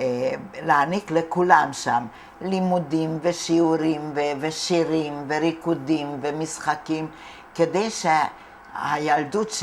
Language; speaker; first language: Hebrew; non-native, fluent; Hungarian